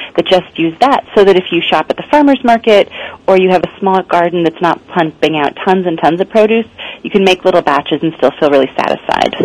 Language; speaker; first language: English; native; English